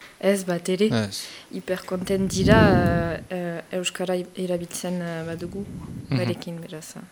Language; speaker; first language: Basque; non-native, local second language; French